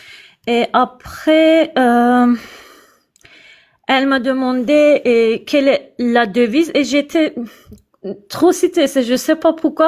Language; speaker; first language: French; non-native, learner; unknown